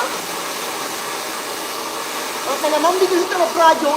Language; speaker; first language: Dutch; native; Dutch